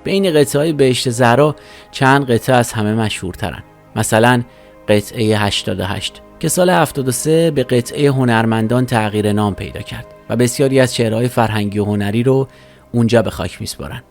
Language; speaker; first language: Persian; native; Persian